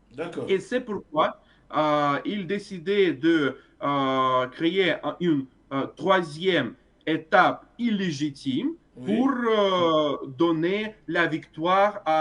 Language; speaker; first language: French; non-native, fluent; Russian